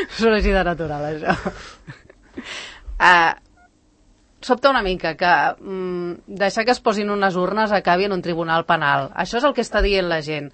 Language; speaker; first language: Catalan; native; Catalan